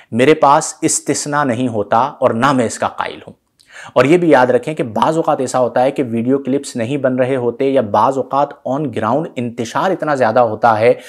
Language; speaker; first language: Urdu; native; Urdu